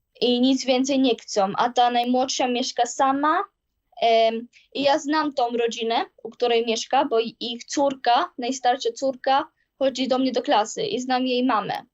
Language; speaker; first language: Polish; early bilingual, heritage; Polish